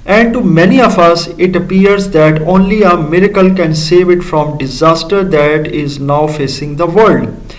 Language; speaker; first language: English; non-native, local second language; Urdu